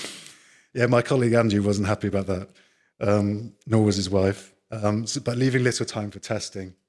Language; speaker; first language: English; native; English